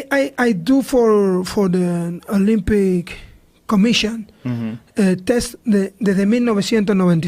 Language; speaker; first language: English; non-native, learner; Spanish